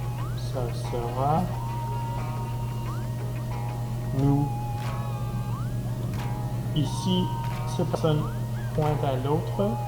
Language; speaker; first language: French; non-native, fluent; English